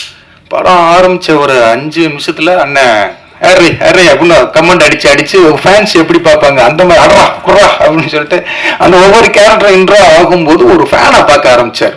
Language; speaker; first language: Tamil; native; Tamil